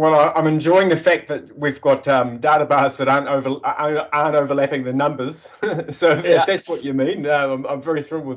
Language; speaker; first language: English; native; English